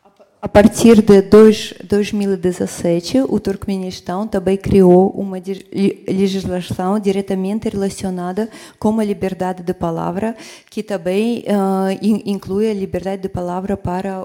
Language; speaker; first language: Portuguese; non-native, fluent; Russian